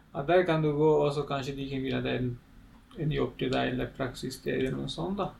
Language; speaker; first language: Norwegian; non-native, learner; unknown